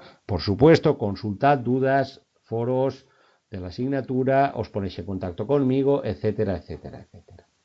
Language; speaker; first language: Spanish; native; Spanish